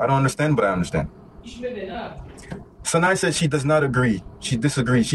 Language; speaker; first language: English; native; English